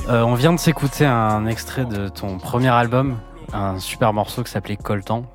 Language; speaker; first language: French; native; French